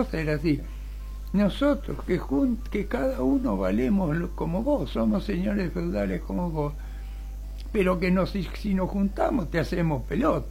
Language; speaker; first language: Spanish; native; Spanish